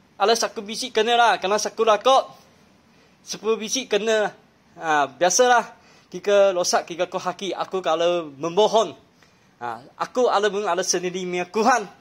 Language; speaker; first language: Malay; non-native, local second language; Chinese